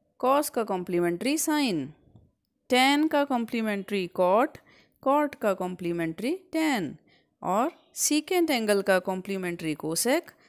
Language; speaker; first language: Hindi; non-native, local second language; Punjabi